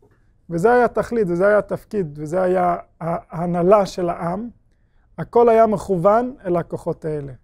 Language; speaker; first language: Hebrew; non-native, fluent; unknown